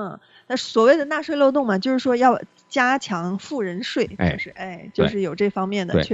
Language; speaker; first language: Chinese; native; Chinese